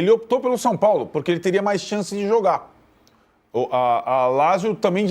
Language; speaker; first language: Portuguese; native; Portuguese